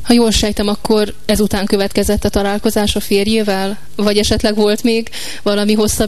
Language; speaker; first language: Hungarian; native; Hungarian